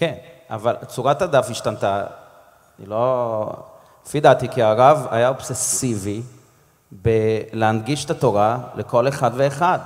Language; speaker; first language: Hebrew; non-native, fluent; English